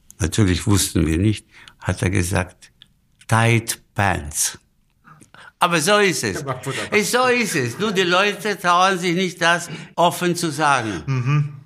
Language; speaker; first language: German; non-native, fluent; Spanish